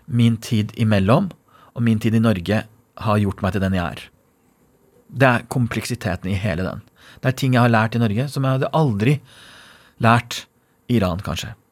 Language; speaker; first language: Norwegian; non-native, fluent; Persian